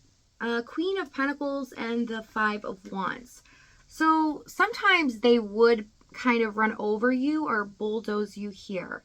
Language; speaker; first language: English; native; English